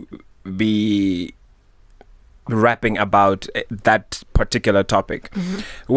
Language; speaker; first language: English; non-native, local second language; Shona